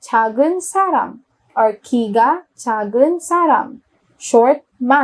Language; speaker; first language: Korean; non-native, fluent; Filipino